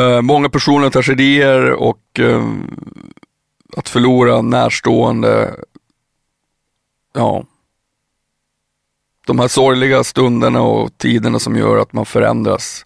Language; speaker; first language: Swedish; native; Swedish